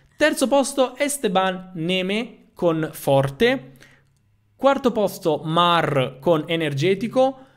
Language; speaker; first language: Italian; native; Italian